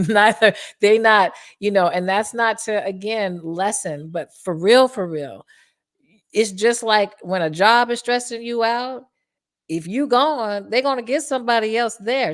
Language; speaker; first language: English; native; English